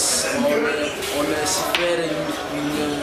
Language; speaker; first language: French; non-native, local second language; Malagasy